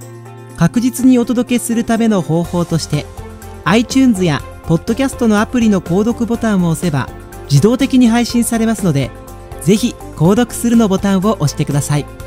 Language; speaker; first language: Japanese; native; Japanese